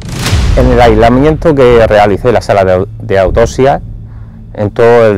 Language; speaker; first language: Spanish; native; Spanish